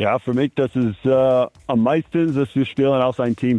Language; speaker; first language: German; non-native, learner; English